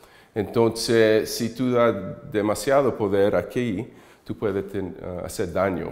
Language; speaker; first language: Spanish; early bilingual, heritage; English